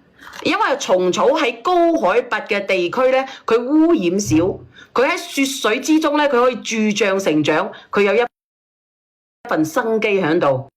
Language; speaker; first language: Cantonese; native; Cantonese